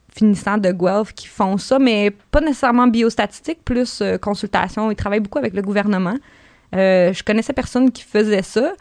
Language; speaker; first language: French; native; French